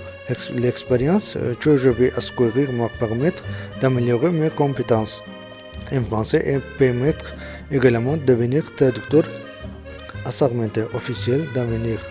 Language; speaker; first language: French; non-native, learner; Azerbaijani